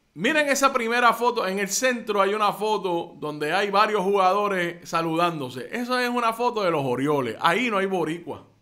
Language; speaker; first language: Spanish; native; Spanish